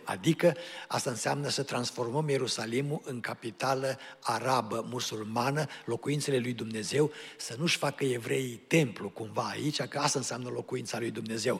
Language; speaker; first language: Romanian; native; Romanian